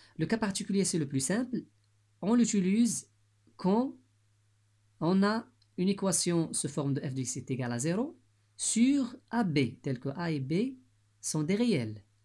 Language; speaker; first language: French; non-native, local second language; Arabic